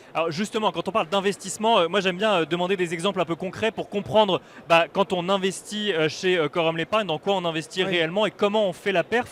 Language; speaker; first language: French; native; French